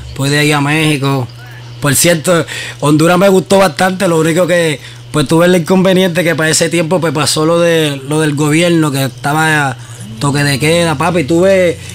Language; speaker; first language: Spanish; native; Spanish